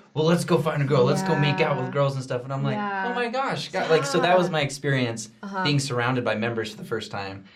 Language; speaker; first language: English; native; English